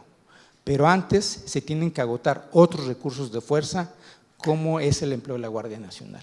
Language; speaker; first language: Spanish; native; Spanish